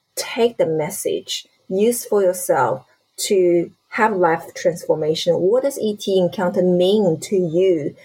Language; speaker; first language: English; non-native, fluent; Chinese